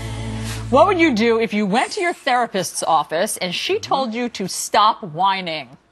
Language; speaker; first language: English; native; English